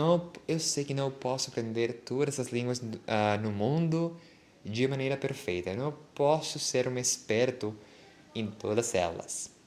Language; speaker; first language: Portuguese; non-native, fluent; Spanish